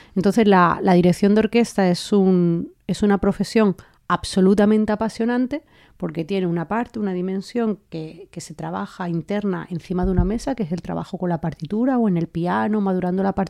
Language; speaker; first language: Spanish; native; Spanish